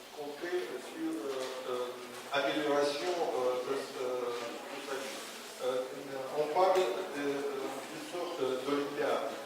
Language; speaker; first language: French; non-native, fluent; Russian